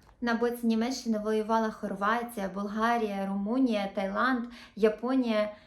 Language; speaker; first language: Ukrainian; non-native, local second language; Russian